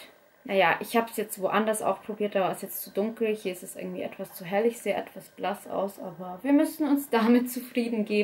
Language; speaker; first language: German; early bilingual, other home language; Russian